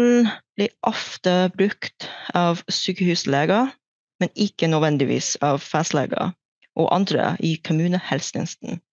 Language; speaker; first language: Norwegian; non-native, fluent; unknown